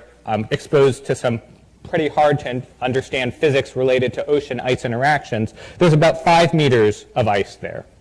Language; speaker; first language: English; native; English